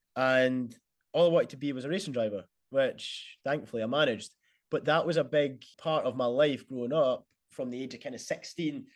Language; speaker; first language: English; native; English